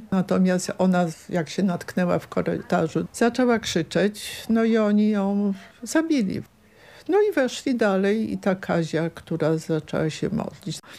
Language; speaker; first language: Polish; native; Polish